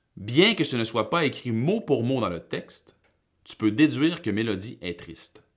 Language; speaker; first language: French; native; French